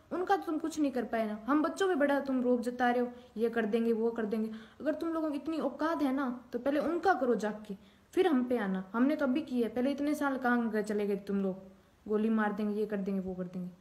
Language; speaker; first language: Hindi; native; Hindi